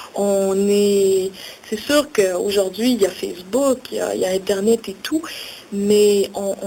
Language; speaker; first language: French; native; French